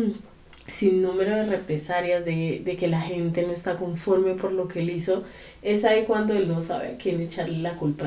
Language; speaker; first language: Spanish; native; Spanish